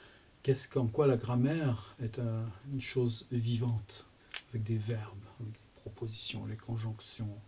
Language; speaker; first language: French; native; French